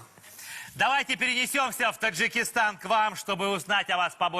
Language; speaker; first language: Russian; native; Russian